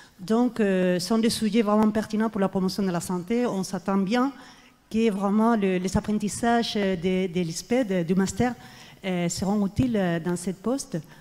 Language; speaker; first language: French; non-native, fluent; Spanish